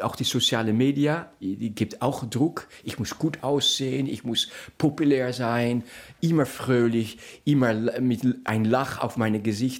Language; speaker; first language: German; non-native, fluent; Dutch